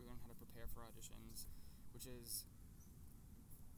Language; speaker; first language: English; native; English